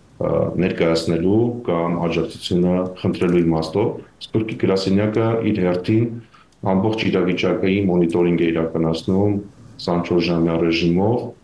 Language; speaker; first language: Armenian; native; Armenian